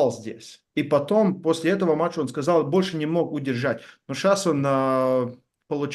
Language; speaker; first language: Russian; non-native, learner; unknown